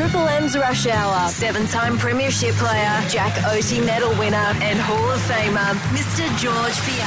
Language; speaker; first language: English; native; English